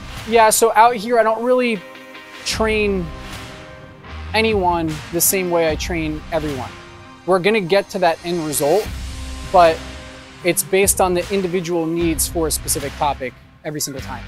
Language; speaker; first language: English; native; English